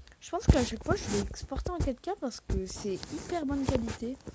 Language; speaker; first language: French; native; French